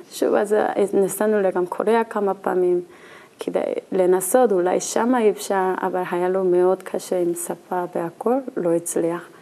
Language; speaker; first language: Hebrew; non-native, learner; Korean